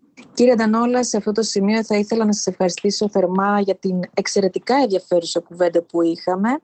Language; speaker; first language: Greek; native; Greek